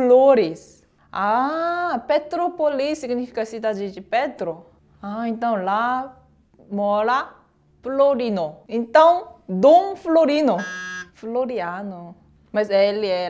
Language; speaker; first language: Portuguese; non-native, learner; Korean